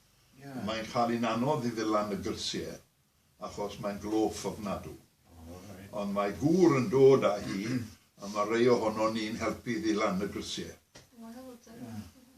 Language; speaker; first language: Welsh; native; Welsh